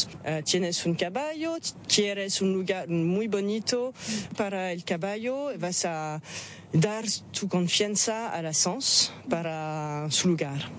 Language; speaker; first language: Spanish; non-native, fluent; French